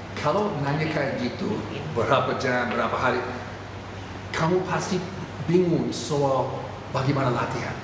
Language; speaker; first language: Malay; non-native, fluent; English